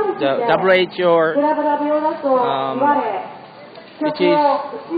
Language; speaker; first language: English; non-native, learner; Japanese